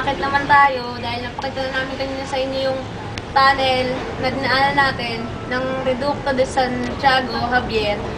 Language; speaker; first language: Filipino; native; Filipino